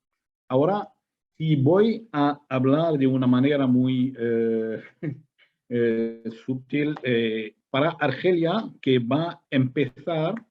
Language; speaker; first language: Spanish; non-native, fluent; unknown